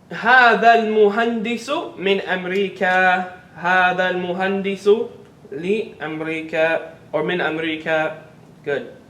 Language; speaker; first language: Arabic; non-native, fluent; English